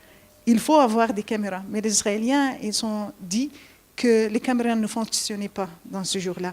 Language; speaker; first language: French; non-native, fluent; Arabic